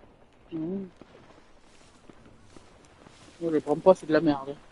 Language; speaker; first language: French; native; French